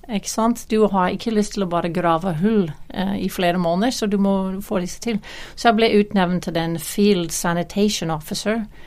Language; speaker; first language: Norwegian; non-native, fluent; English